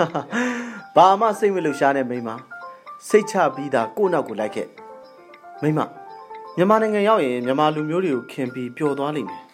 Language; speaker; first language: Burmese; non-native, fluent; Chinese